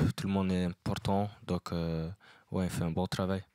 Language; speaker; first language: French; non-native, fluent; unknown